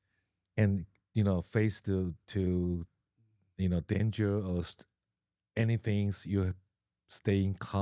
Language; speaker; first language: English; non-native, learner; Chinese